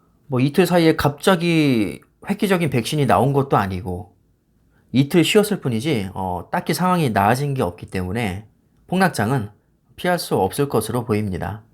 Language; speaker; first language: Korean; native; Korean